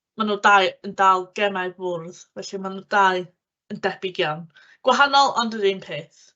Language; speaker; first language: Welsh; native; Welsh